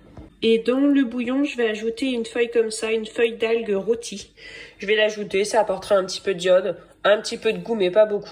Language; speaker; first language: French; native; French